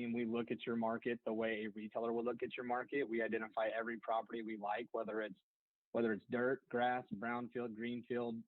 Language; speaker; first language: English; native; English